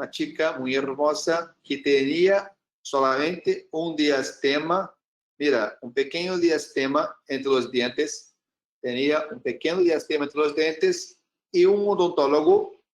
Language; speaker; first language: Spanish; non-native, learner; Portuguese